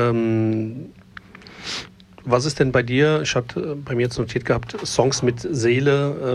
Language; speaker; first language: German; native; German